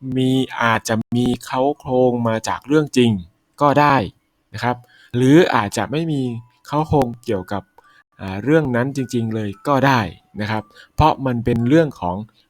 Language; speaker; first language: Thai; native; Thai